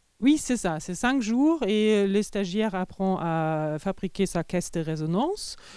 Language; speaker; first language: French; non-native, fluent; German